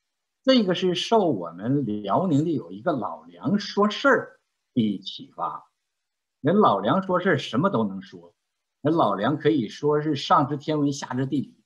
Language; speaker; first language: Chinese; native; Chinese